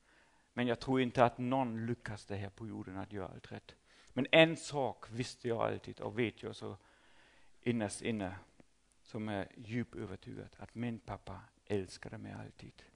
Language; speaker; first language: Swedish; non-native, fluent; German